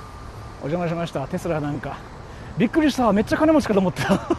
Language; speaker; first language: Japanese; native; Japanese